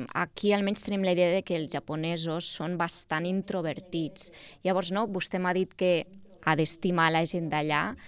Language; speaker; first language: Catalan; native; Catalan